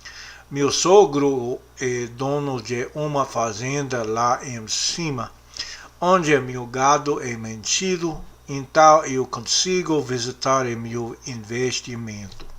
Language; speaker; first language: Portuguese; non-native, learner; English